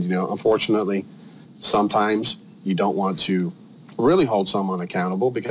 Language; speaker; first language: English; native; English